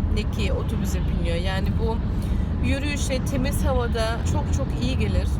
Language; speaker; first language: Turkish; native; Turkish